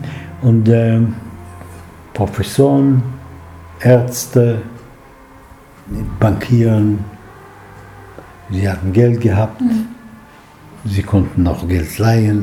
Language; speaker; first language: German; non-native, fluent; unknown